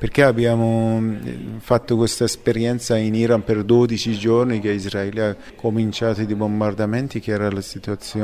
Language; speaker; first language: Italian; non-native, fluent; Persian